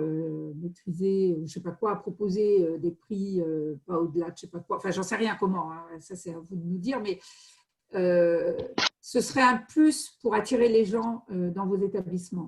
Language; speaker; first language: French; native; French